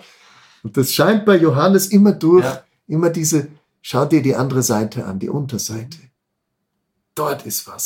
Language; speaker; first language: German; native; German